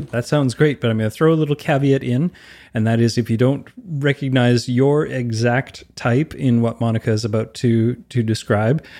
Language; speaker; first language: English; native; English